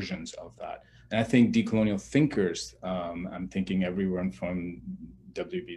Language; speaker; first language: English; non-native, local second language; Urdu